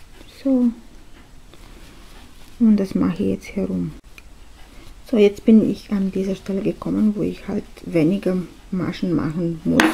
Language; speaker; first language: German; non-native, fluent; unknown